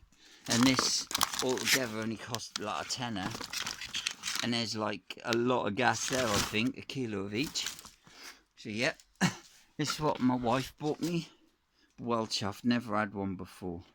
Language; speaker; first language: English; native; English